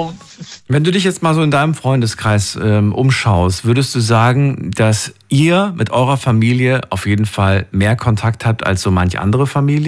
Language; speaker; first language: German; native; German